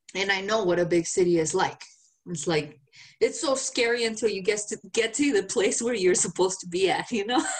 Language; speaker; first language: English; non-native, fluent; Spanish